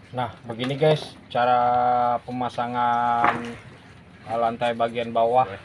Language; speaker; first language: Indonesian; non-native, local second language; Banjar